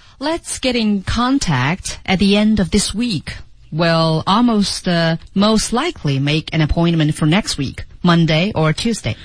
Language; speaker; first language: English; non-native, fluent; Chinese